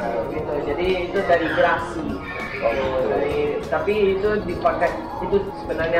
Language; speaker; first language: Indonesian; non-native, fluent; Italian